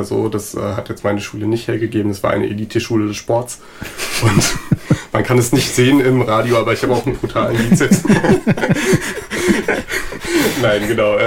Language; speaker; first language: German; native; German